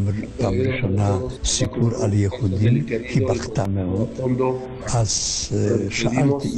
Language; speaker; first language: Hebrew; non-native, learner; Polish